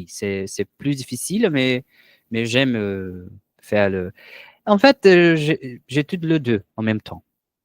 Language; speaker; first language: French; non-native, learner; Portuguese